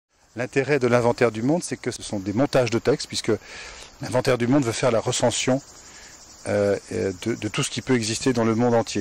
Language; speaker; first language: French; native; French